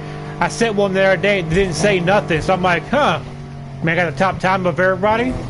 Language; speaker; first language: English; native; English